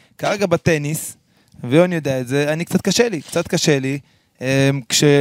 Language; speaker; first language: Hebrew; early bilingual, other home language; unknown